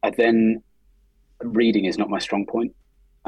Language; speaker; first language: English; native; English